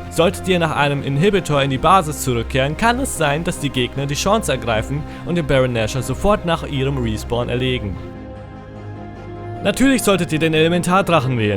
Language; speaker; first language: German; native; German